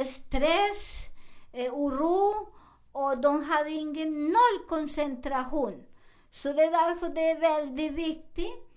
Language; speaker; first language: Swedish; non-native, fluent; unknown